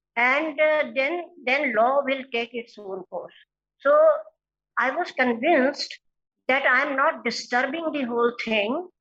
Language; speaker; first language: English; non-native, local second language; Hindi